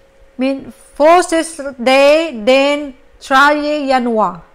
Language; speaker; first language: Danish; non-native, learner; Filipino